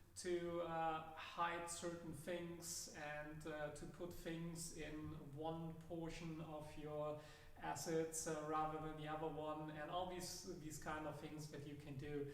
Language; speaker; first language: English; non-native, fluent; German